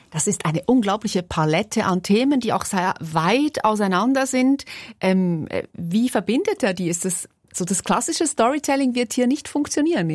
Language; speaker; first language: German; native; German